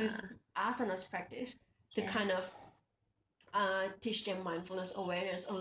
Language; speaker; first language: English; non-native, local second language; Indonesian